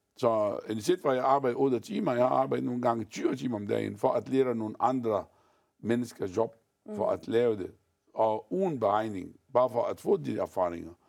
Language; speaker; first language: Danish; non-native, fluent; Arabic